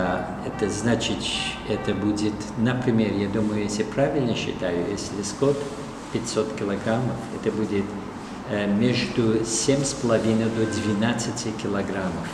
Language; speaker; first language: Russian; non-native, fluent; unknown